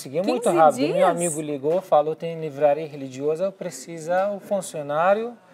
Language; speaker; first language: Portuguese; non-native, learner; Arabic